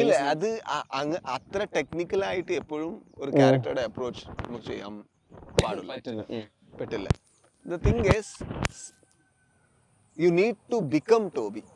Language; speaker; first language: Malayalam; non-native, learner; Kannada